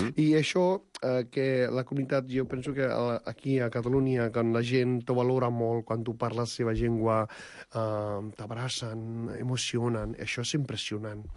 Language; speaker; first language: Catalan; non-native, fluent; Punjabi